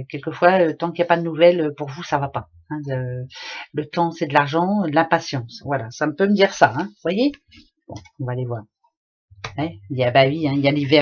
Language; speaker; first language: French; native; French